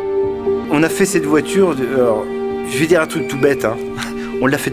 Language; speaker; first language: French; native; French